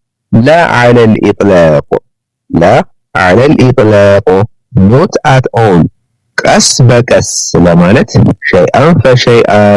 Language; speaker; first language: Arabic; non-native, learner; Amharic